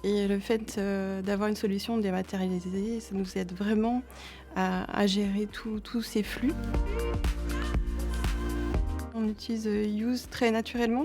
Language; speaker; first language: French; native; French